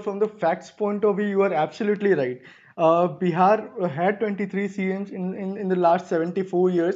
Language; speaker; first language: English; non-native, local second language; Hindi